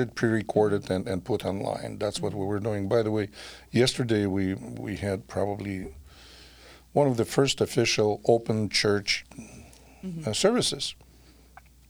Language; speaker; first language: English; non-native, fluent; Russian